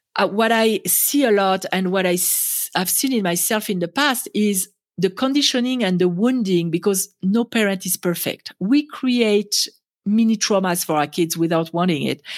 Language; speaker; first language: English; non-native, fluent; French